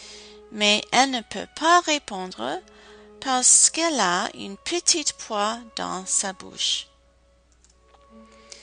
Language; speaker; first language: French; non-native, fluent; English